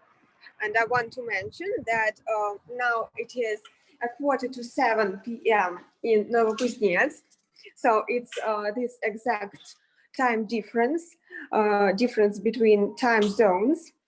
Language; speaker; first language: English; non-native, fluent; Russian